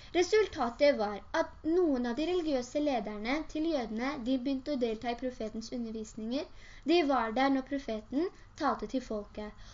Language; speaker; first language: Norwegian; early bilingual, other home language; Urdu